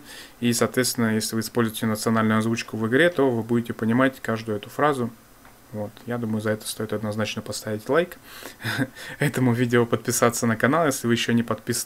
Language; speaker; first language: Russian; native; Russian